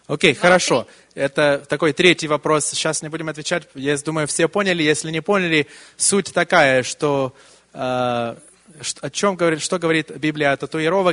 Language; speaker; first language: Russian; early bilingual, heritage; Russian